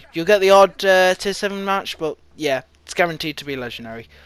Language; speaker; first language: English; native; English